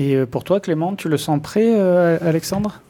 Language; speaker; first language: French; native; French